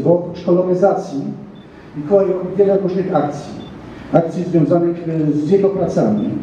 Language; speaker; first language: Polish; native; Polish